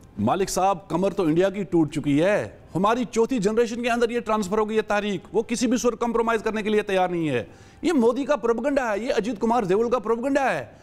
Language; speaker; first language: Urdu; non-native, local second language; Kashmiri